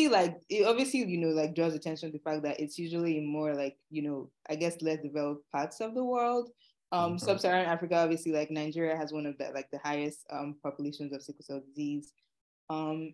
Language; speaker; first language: English; non-native, local second language; Yoruba